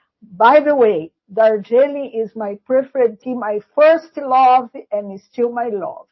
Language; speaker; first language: English; non-native, learner; Portuguese